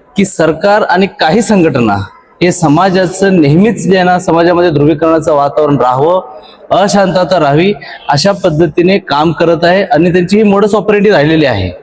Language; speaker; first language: Marathi; non-native, local second language; Urdu